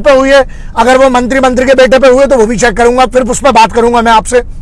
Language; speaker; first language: Hindi; native; Hindi